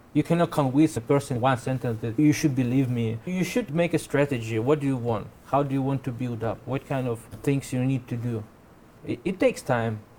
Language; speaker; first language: English; non-native, fluent; Russian